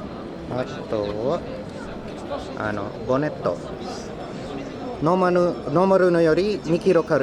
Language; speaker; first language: Japanese; non-native, learner; English